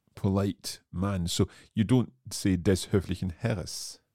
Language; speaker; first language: English; native; English